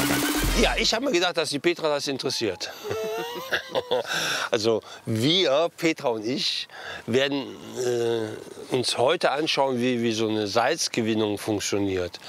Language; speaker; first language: German; native; German